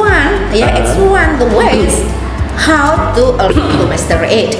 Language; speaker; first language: English; non-native, learner; Indonesian